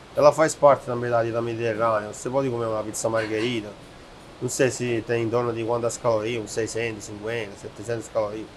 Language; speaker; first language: Portuguese; non-native, fluent; Italian